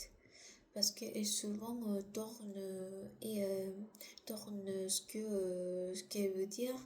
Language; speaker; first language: French; non-native, learner; Korean